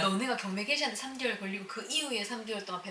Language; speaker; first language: Korean; native; Korean